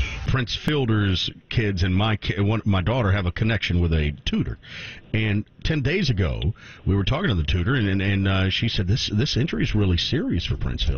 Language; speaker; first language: English; native; English